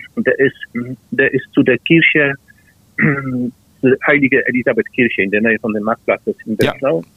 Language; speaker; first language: German; non-native, fluent; Polish